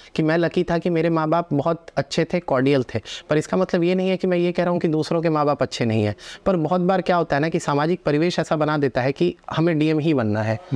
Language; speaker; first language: Hindi; non-native, local second language; Bhojpuri